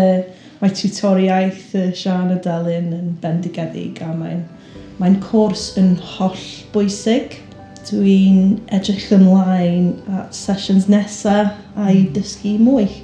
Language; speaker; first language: Welsh; non-native, learner; English